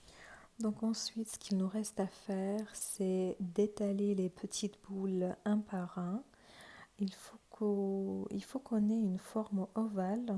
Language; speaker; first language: French; non-native, fluent; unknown